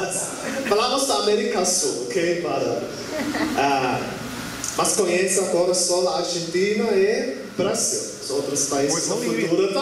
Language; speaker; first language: Portuguese; non-native, learner; German